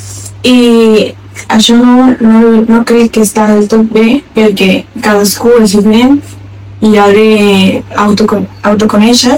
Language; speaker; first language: Catalan; non-native, local second language; Spanish